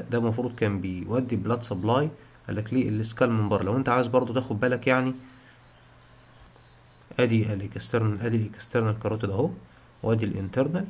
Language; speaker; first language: Arabic; native; Arabic